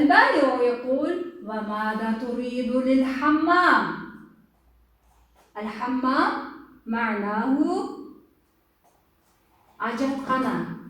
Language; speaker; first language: Arabic; non-native, fluent; Kyrgyz